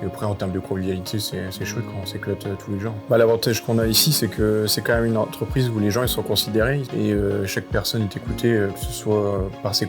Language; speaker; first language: French; native; French